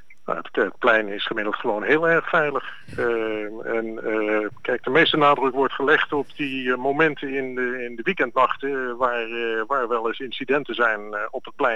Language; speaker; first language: Dutch; native; Dutch